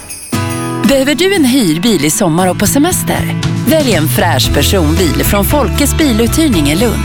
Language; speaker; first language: Swedish; native; Swedish